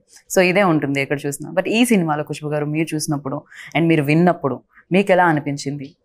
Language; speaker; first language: Telugu; native; Telugu